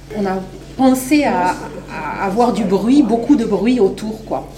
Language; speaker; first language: French; native; French